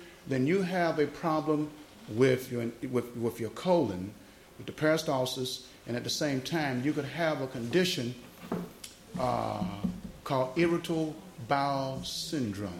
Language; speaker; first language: English; native; English